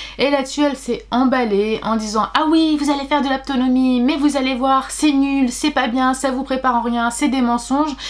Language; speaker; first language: French; native; French